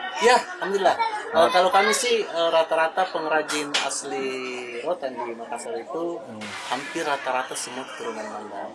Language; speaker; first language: Indonesian; native; Indonesian